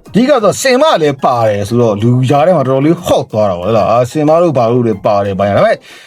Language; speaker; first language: Burmese; native; Burmese